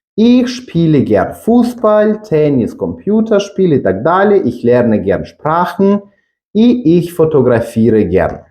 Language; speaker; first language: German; non-native, fluent; Ukrainian